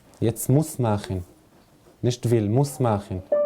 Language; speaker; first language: German; non-native, learner; Arabic